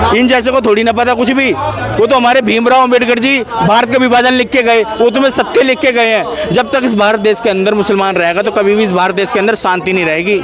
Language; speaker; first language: Hindi; native; Hindi